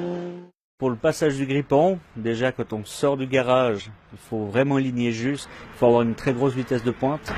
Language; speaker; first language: French; native; French